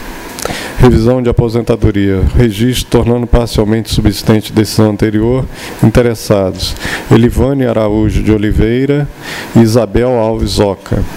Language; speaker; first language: Portuguese; native; Portuguese